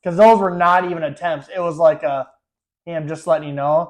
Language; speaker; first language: English; native; English